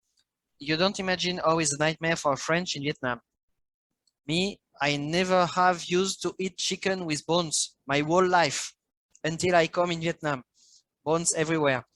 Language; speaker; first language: English; non-native, learner; French